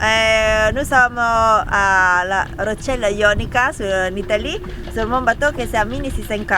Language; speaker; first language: French; non-native, learner; Italian